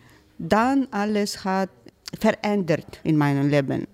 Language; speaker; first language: German; non-native, learner; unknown